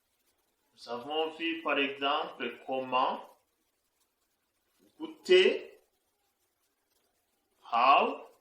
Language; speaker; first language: French; non-native, fluent; Kinyarwanda